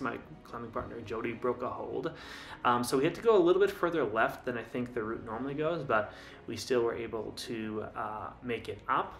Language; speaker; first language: English; native; English